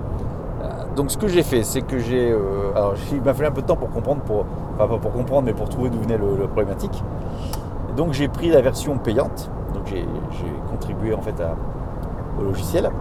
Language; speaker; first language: French; native; French